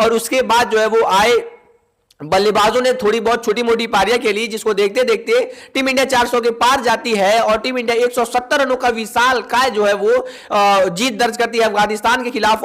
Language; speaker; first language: Hindi; native; Hindi